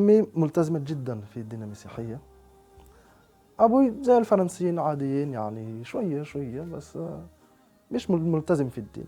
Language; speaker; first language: Arabic; non-native, fluent; French